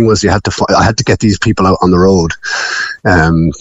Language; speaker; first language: English; native; English